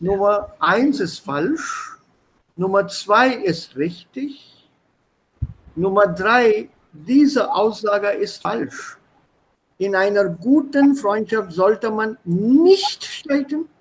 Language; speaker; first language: German; non-native, fluent; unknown